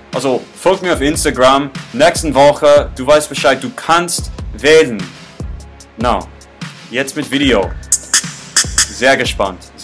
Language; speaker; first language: German; non-native, learner; English